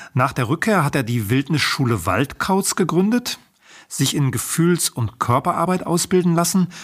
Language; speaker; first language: German; native; German